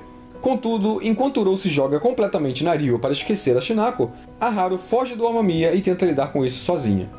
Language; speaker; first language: Portuguese; native; Portuguese